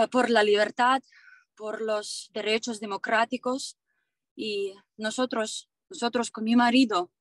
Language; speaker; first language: Spanish; non-native, learner; Ukrainian